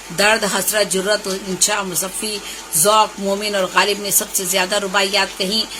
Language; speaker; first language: Urdu; native; Urdu